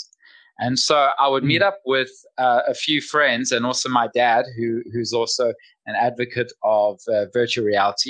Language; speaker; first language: English; native; English